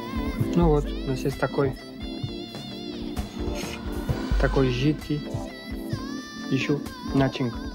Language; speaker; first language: Russian; non-native, learner; French